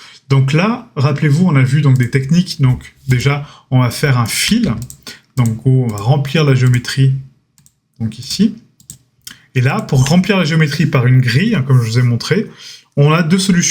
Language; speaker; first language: French; native; French